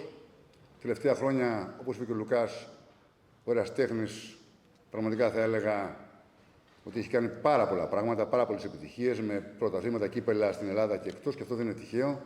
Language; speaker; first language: Greek; native; Greek